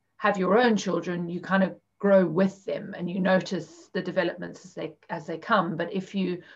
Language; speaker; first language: English; native; English